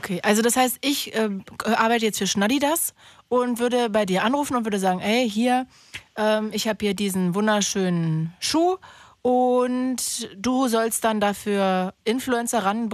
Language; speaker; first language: German; native; German